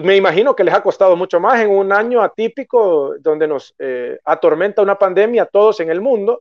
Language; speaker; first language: Spanish; native; Spanish